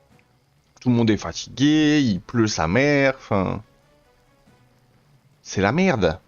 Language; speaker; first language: French; native; French